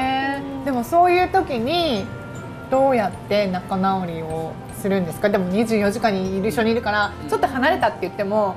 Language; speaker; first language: Japanese; native; Japanese